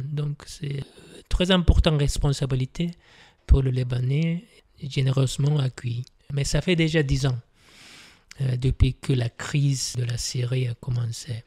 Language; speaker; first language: French; non-native, fluent; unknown